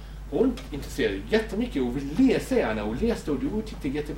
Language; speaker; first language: Swedish; non-native, fluent; Kurdish